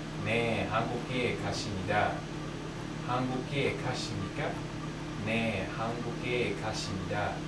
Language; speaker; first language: Korean; non-native, learner; English